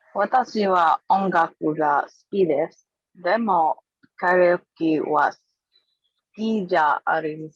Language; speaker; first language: Japanese; non-native, learner; English